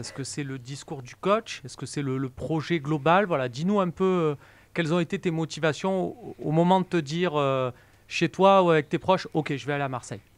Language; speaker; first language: French; native; French